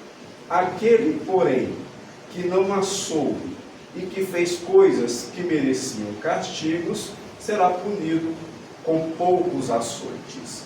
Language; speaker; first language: Portuguese; native; Portuguese